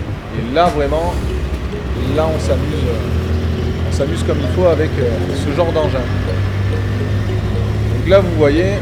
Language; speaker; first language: French; native; French